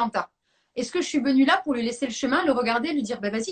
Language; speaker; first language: French; native; French